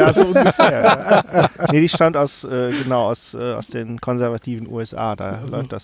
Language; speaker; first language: German; native; German